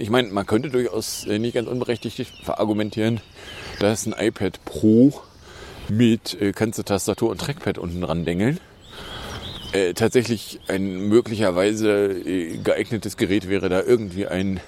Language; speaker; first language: German; native; German